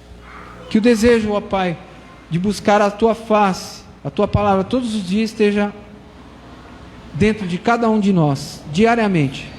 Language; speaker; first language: Portuguese; native; Portuguese